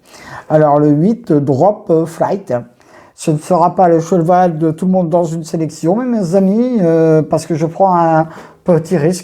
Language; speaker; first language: French; native; French